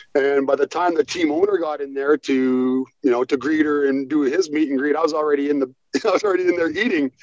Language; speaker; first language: English; native; English